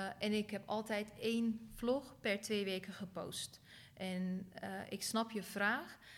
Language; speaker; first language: Dutch; early bilingual, other home language; Turkish